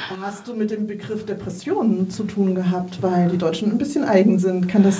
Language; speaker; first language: German; native; German